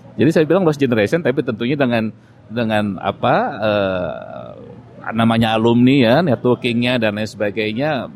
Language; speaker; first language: Indonesian; native; Indonesian